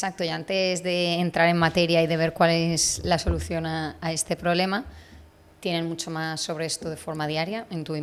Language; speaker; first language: Spanish; native; Spanish